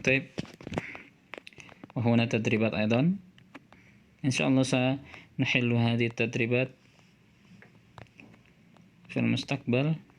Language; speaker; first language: Arabic; non-native, fluent; Indonesian